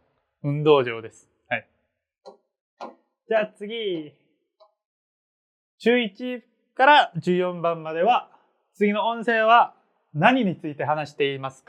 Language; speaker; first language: Japanese; non-native, fluent; Korean